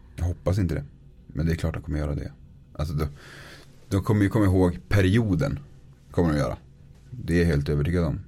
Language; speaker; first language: Swedish; native; Swedish